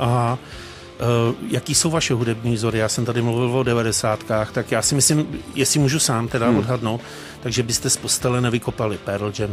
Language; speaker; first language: Czech; native; Czech